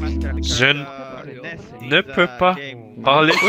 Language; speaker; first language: French; non-native, learner; German